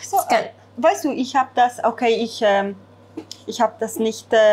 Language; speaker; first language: German; non-native, fluent; Italian